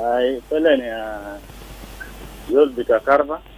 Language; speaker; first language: Arabic; non-native, local second language; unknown